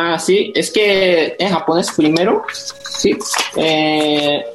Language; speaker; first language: Spanish; non-native, fluent; Japanese